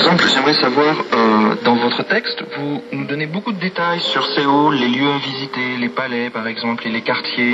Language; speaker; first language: French; native; French